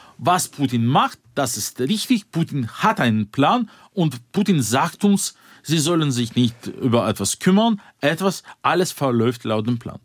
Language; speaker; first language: German; non-native, fluent; Russian